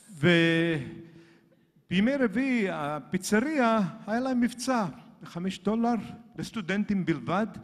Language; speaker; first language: Hebrew; native; Hebrew